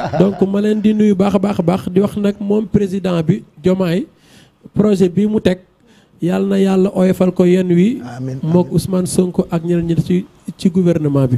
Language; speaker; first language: Wolof; non-native, local second language; Fula